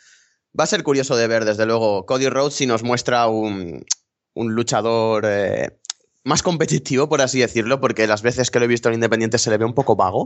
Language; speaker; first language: Spanish; native; Spanish